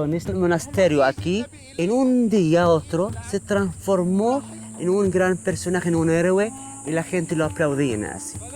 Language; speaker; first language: Spanish; non-native, fluent; Arabic